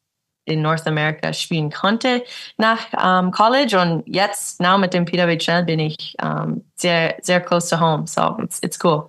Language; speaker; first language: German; early bilingual, heritage; English